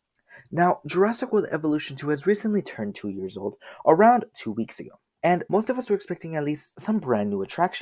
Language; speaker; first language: English; native; English